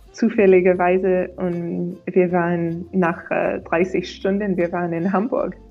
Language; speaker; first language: German; non-native, fluent; English